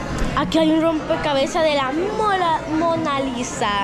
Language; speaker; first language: Spanish; native; Spanish